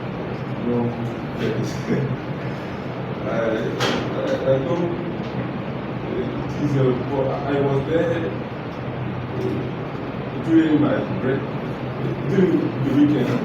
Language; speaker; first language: English; non-native, learner; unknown